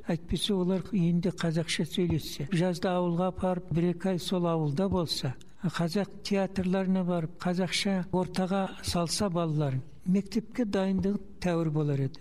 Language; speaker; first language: Kazakh; native; Kazakh